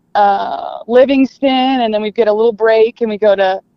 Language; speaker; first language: English; native; English